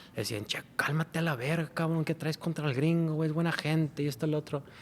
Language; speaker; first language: Spanish; early bilingual, heritage; Spanish